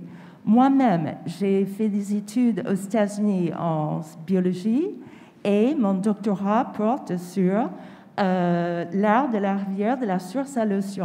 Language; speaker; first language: French; non-native, fluent; English